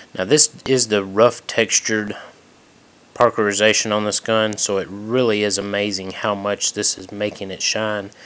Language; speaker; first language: English; native; English